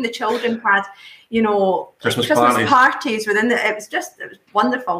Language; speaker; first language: English; native; English